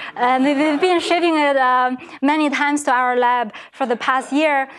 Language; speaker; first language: English; non-native, fluent; Chinese